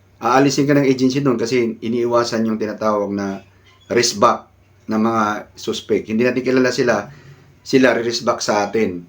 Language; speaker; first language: Filipino; native; Filipino